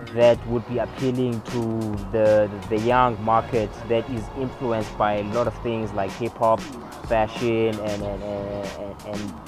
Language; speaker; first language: English; non-native, local second language; Xhosa